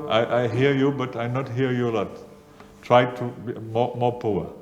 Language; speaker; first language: English; non-native, learner; French